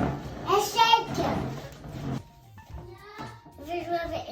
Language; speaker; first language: French; early bilingual, other home language; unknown